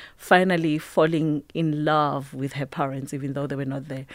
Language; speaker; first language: English; non-native, local second language; Tswana